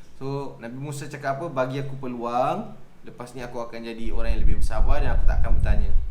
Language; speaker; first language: Malay; native; Malay